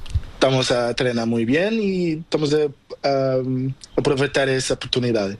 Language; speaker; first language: Spanish; non-native, learner; Portuguese